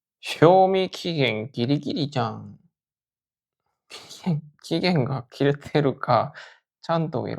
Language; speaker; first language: Japanese; non-native, fluent; Korean